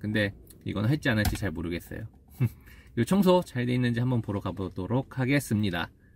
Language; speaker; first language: Korean; native; Korean